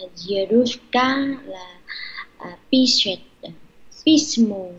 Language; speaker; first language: Russian; non-native, learner; Vietnamese